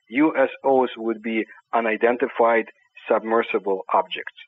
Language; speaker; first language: English; non-native, fluent; Ukrainian